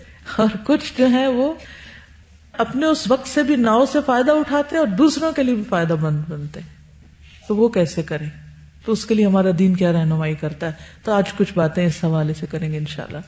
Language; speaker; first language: Urdu; native; Urdu